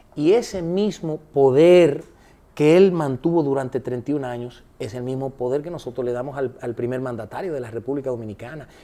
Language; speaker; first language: Spanish; early bilingual, heritage; Spanish